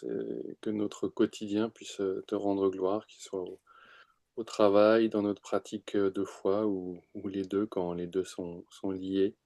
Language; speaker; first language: French; native; French